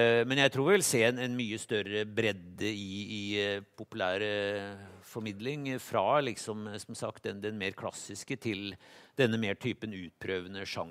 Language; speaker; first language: Norwegian; native; Norwegian